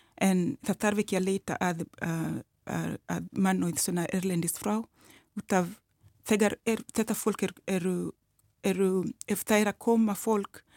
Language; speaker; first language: Icelandic; non-native, learner; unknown